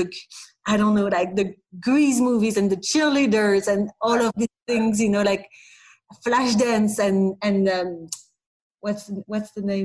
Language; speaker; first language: English; non-native, fluent; French